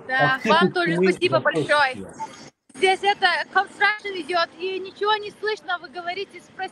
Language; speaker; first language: Russian; non-native, fluent; Turkmen